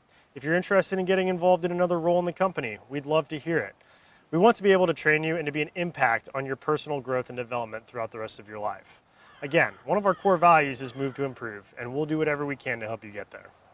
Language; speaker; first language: English; native; English